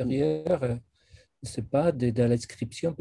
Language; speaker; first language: French; non-native, fluent; Spanish